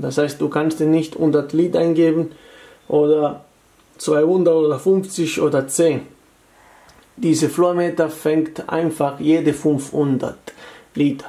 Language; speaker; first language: German; non-native, fluent; Italian